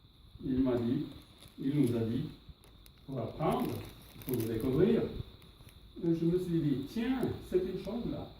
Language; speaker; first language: French; non-native, fluent; Norwegian